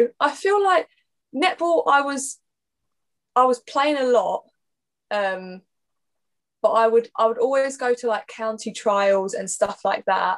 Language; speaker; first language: English; native; English